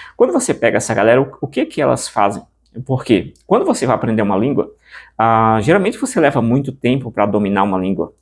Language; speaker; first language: Portuguese; native; Portuguese